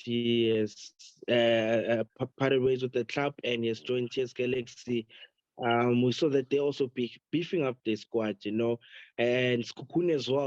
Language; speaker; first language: English; non-native, local second language; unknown